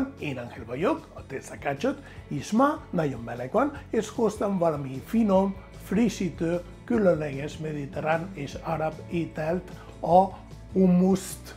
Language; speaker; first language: Hungarian; non-native, fluent; Spanish